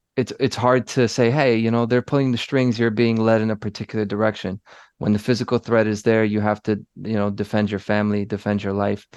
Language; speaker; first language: English; early bilingual, other home language; Polish